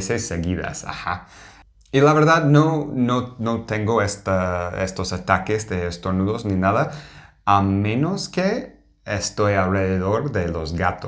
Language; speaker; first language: Spanish; non-native, fluent; English